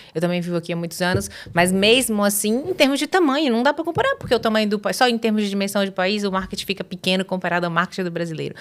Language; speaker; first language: Portuguese; native; Portuguese